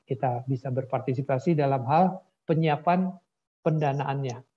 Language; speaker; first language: Indonesian; native; Indonesian